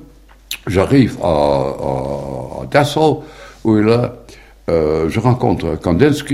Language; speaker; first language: French; non-native, fluent; Dutch